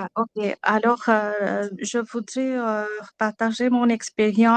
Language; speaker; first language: French; non-native, learner; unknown